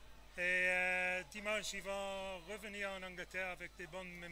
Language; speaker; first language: French; non-native, fluent; English